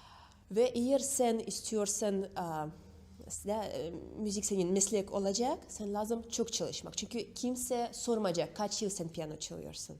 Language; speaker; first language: Turkish; non-native, learner; Russian